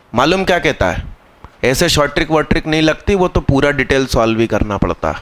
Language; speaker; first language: Hindi; non-native, local second language; Gujarati